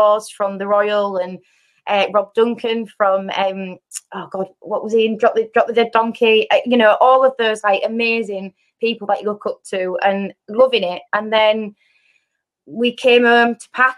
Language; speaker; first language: English; native; English